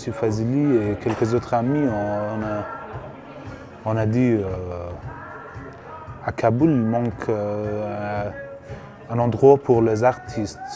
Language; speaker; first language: French; non-native, learner; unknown